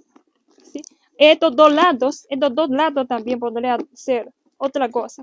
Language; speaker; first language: Spanish; non-native, learner; Chinese